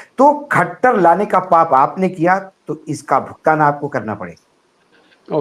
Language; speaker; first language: Hindi; non-native, local second language; Marathi